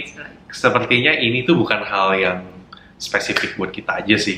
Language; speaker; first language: Indonesian; native; Indonesian